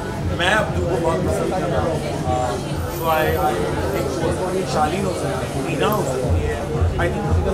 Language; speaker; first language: Hindi; native; Hindi